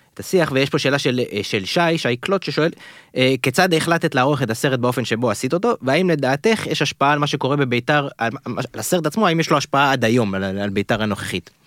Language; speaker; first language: Hebrew; native; Hebrew